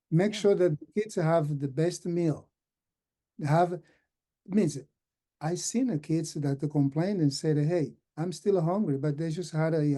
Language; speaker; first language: English; non-native, fluent; Portuguese